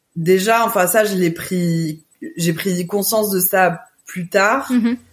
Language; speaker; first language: French; early bilingual, other home language; Portuguese